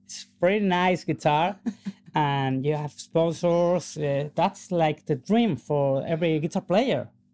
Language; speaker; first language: English; non-native, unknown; Spanish